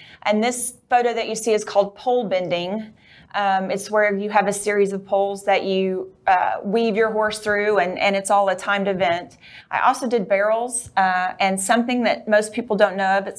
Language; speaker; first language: English; native; English